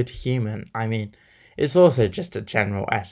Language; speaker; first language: English; native; English